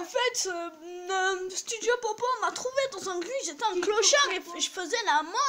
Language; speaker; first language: French; native; French